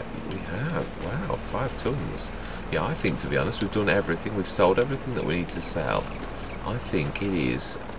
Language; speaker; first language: English; native; English